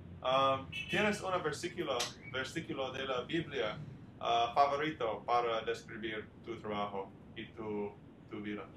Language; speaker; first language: Spanish; non-native, learner; English